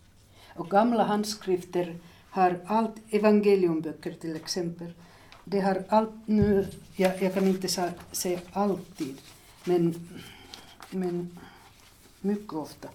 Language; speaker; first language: Swedish; non-native, fluent; Finnish